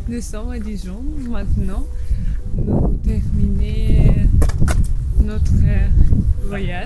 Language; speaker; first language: French; non-native, learner; Ukrainian